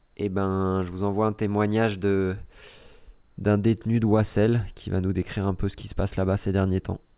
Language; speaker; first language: French; native; French